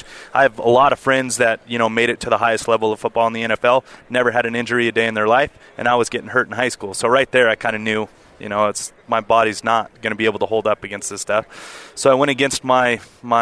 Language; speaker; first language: English; native; English